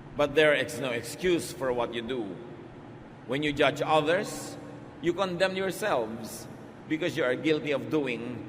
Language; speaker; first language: English; non-native, local second language; Filipino